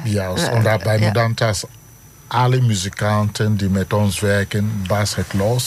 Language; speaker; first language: Dutch; non-native, learner; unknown